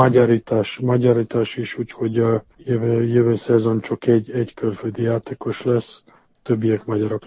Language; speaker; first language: Hungarian; non-native, fluent; Serbian